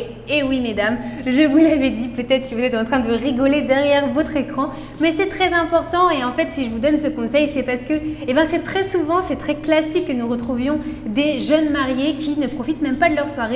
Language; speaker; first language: French; native; French